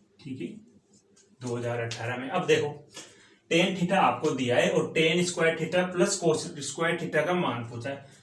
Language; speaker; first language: Hindi; native; Hindi